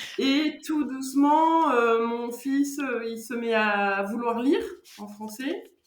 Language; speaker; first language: French; native; French